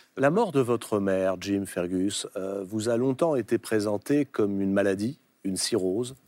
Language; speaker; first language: French; native; French